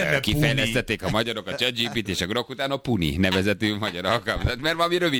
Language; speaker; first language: Hungarian; native; Hungarian